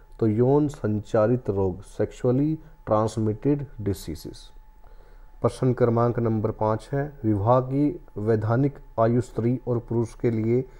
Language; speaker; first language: Hindi; native; Hindi